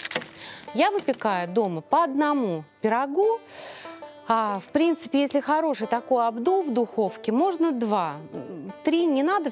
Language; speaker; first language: Russian; native; Russian